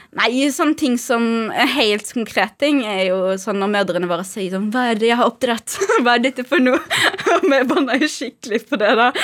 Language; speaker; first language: Norwegian; native; Norwegian